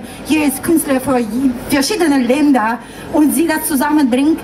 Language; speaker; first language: German; non-native, learner; Russian